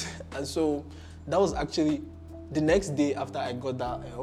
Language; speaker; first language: English; non-native, local second language; Igbo